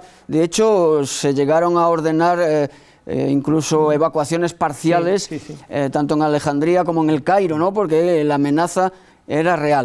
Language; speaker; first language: Spanish; native; Spanish